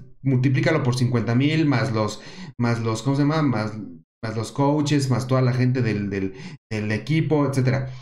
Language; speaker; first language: Spanish; native; Spanish